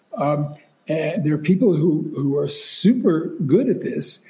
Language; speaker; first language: English; native; English